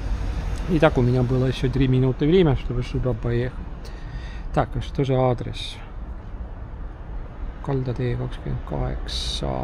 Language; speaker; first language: Russian; non-native, local second language; Estonian